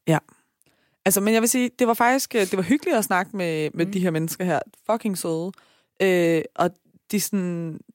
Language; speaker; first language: Danish; native; Danish